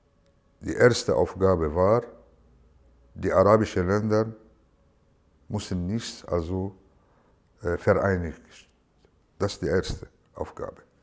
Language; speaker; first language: German; non-native, learner; Arabic